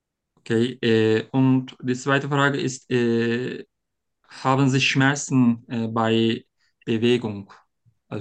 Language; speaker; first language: German; non-native, learner; Turkish